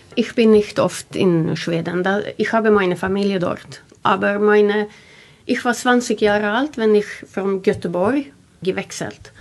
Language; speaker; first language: German; non-native, learner; Swedish